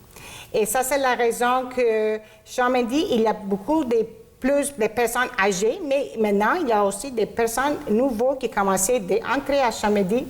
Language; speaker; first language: French; non-native, local second language; Greek